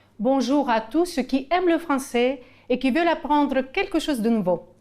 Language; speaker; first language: French; non-native, fluent; Ukrainian